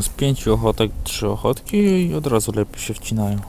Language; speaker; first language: Polish; native; Polish